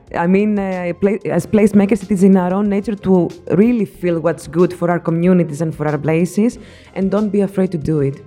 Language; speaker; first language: English; non-native, fluent; Greek